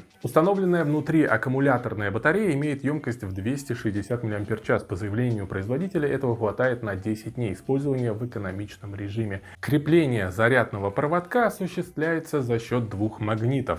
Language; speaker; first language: Russian; native; Russian